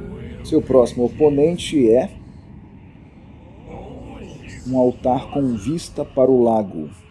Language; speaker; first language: Portuguese; native; Portuguese